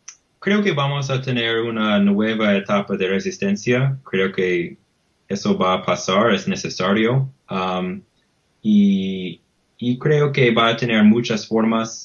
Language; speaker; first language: Spanish; non-native, fluent; English